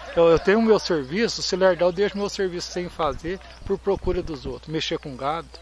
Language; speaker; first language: Portuguese; native; Portuguese